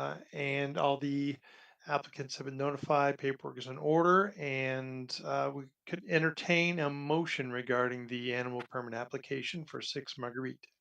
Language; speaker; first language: English; native; English